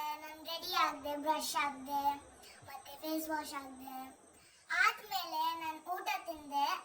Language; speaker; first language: Kannada; non-native, local second language; Hindi